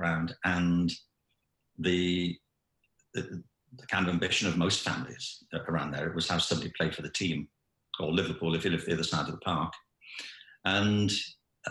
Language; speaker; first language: English; native; English